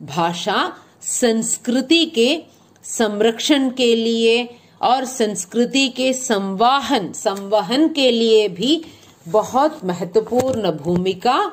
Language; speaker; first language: Hindi; non-native, local second language; Malayalam